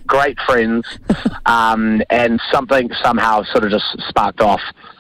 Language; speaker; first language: English; native; English